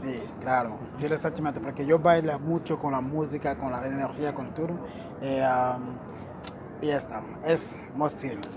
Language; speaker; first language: Spanish; non-native, learner; Portuguese